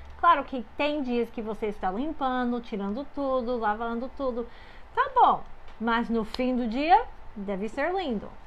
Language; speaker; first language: Portuguese; non-native, fluent; English